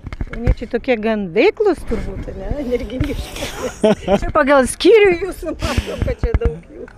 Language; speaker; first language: Lithuanian; native; Lithuanian